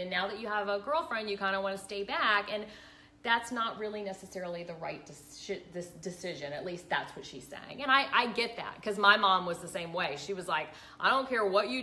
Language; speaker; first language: English; native; English